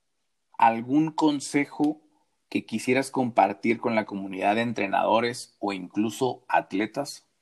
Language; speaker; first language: Spanish; native; Spanish